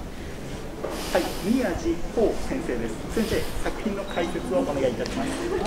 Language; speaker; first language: Japanese; native; Japanese